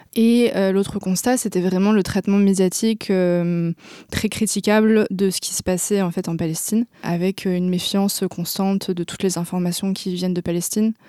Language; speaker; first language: French; native; French